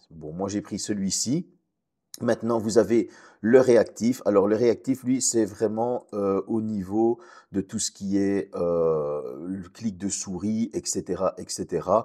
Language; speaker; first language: French; native; French